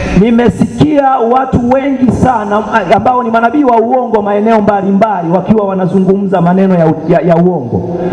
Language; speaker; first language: Swahili; native; Swahili